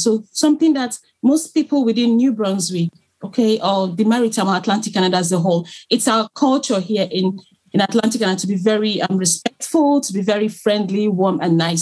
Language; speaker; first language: English; non-native, local second language; Igbo